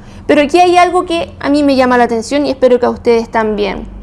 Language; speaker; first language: Spanish; native; Spanish